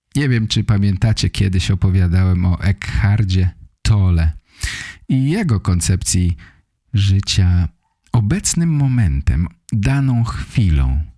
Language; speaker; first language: Polish; native; Polish